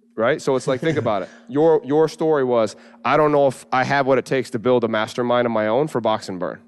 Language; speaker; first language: English; native; English